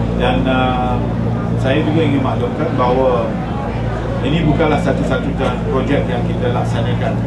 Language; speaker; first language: Malay; native; Malay